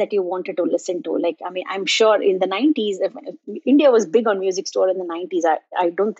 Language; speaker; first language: English; non-native, local second language; Tamil